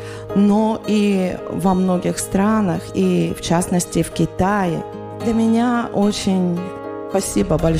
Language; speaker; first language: Russian; non-native, fluent; Chinese